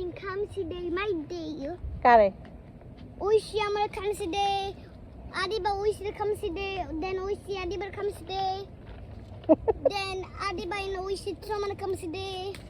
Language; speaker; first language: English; early bilingual, other home language; Bangla